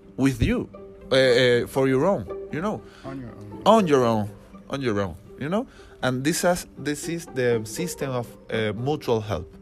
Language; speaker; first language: English; non-native, learner; Spanish